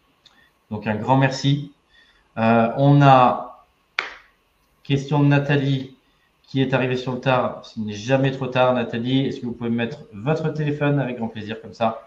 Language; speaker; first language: French; native; French